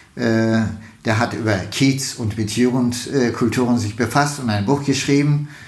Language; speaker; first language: German; non-native, fluent; Turkish